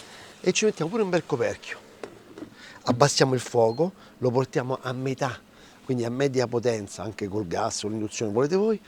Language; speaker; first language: Italian; native; Italian